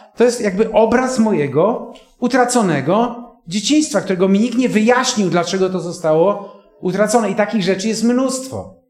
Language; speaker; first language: Polish; native; Polish